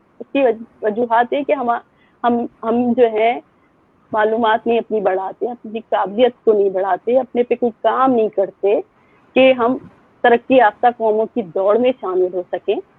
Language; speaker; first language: Urdu; native; Urdu